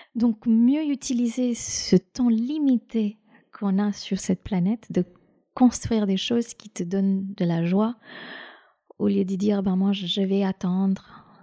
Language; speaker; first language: French; non-native, fluent; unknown